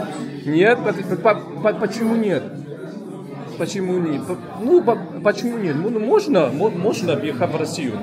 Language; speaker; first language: Russian; non-native, learner; Vietnamese